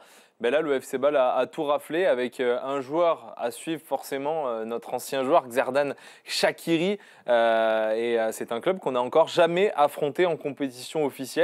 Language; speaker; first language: French; native; French